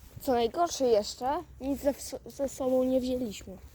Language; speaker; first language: Polish; native; Polish